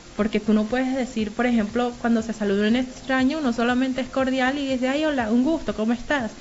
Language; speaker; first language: Spanish; native; Spanish